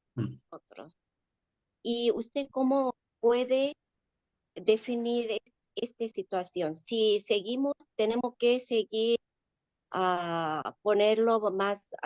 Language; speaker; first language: Spanish; non-native, learner; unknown